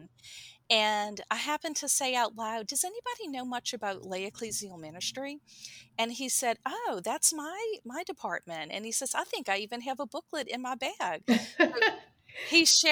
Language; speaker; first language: English; native; English